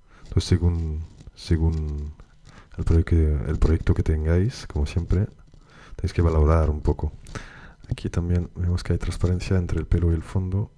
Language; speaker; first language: Spanish; native; Spanish